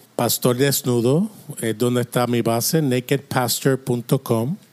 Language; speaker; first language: Spanish; non-native, fluent; English